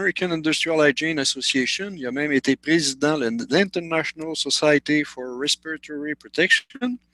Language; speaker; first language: French; native; French